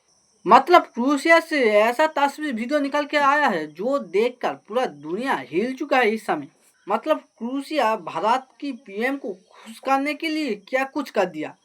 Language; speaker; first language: Hindi; native; Hindi